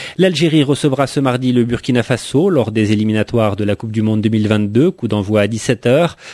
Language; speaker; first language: French; native; French